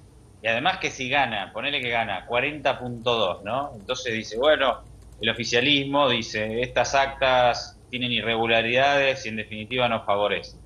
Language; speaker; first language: Spanish; native; Spanish